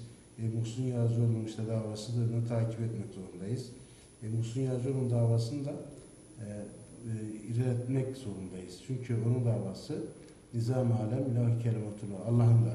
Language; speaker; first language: Turkish; native; Turkish